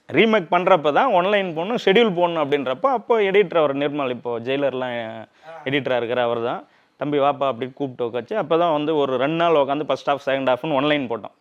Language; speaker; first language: Tamil; native; Tamil